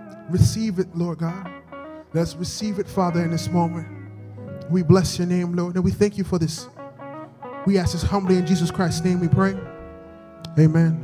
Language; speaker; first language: English; early bilingual, other home language; Haitian Creole